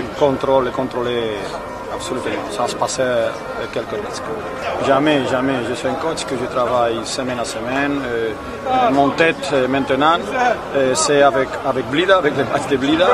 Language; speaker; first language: French; non-native, learner; Spanish